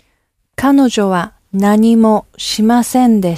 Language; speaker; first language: Japanese; non-native, learner; English